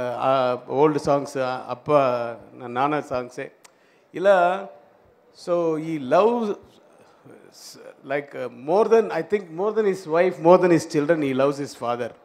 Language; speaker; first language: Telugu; non-native, fluent; Tamil